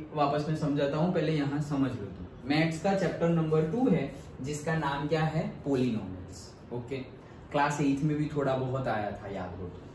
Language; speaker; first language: Hindi; non-native, local second language; Gujarati